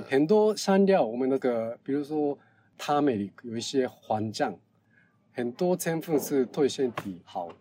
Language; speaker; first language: Chinese; non-native, learner; Japanese